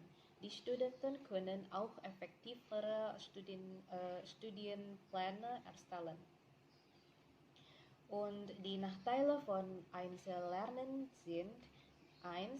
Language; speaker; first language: German; non-native, learner; Indonesian